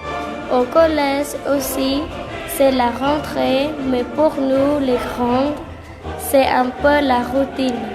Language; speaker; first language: French; non-native, learner; Khmer